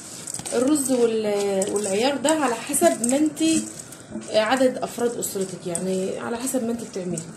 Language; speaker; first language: Arabic; native; Arabic